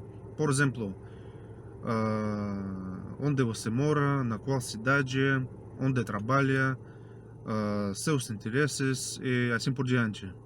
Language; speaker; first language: Portuguese; non-native, fluent; Russian